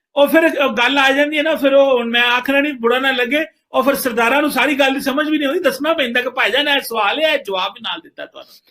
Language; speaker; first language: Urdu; non-native, local second language; Punjabi